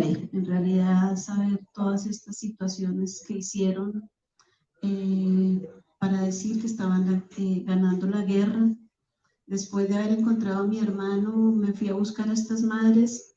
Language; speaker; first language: Spanish; native; Spanish